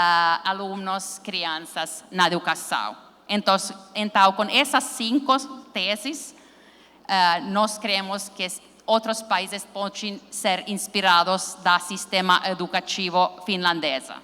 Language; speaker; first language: Portuguese; non-native, learner; Finnish